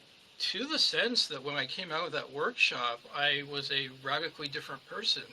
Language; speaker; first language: English; native; English